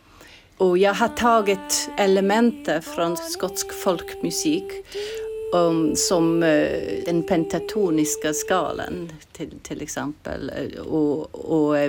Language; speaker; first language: Swedish; non-native, fluent; English